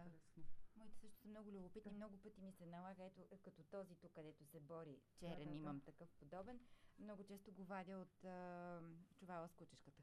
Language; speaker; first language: Bulgarian; native; Bulgarian